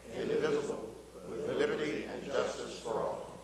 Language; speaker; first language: English; native; English